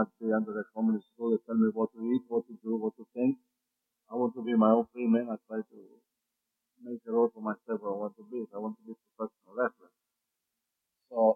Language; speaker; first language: English; non-native, fluent; Croatian